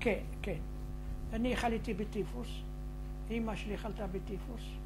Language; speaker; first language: Hebrew; non-native, fluent; Arabic